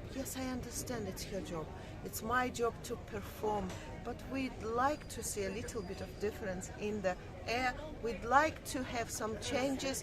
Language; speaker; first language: English; non-native, fluent; Russian